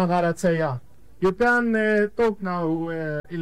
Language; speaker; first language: Swedish; non-native, fluent; Arabic